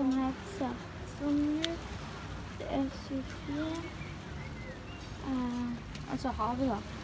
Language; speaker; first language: Norwegian; early bilingual, other home language; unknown